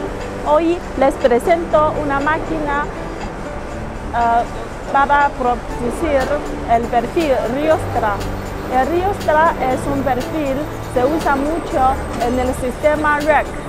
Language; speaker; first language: Spanish; non-native, learner; Chinese